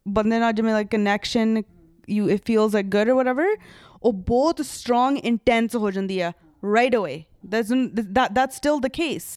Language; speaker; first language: Punjabi; early bilingual, heritage; Punjabi